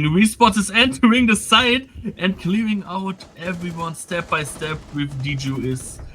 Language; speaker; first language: English; non-native, fluent; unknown